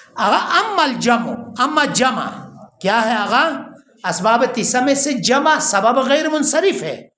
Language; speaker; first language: Urdu; non-native, local second language; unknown